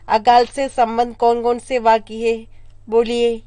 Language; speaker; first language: Hindi; non-native, local second language; Malayalam